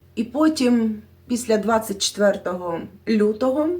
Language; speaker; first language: Ukrainian; non-native, local second language; Russian